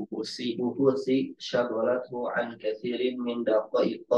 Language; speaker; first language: Arabic; non-native, fluent; Indonesian